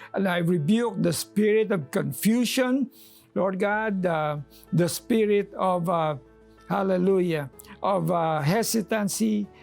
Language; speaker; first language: English; non-native, local second language; Filipino